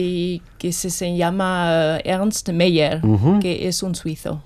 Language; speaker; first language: Spanish; non-native, fluent; German